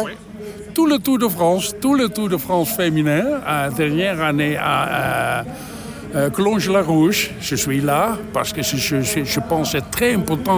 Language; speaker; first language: French; non-native, learner; Dutch